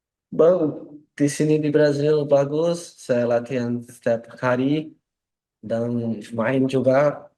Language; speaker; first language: Indonesian; non-native, learner; Portuguese